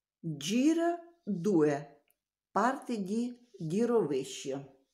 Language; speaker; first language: Italian; non-native, learner; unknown